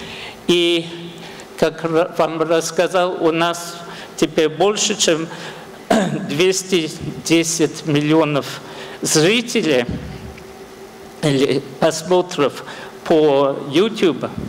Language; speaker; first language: Russian; non-native, fluent; English